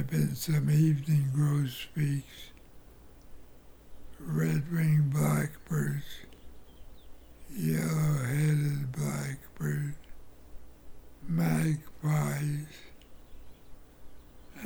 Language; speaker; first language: English; native; English